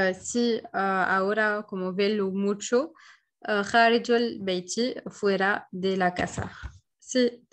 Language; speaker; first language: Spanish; non-native, learner; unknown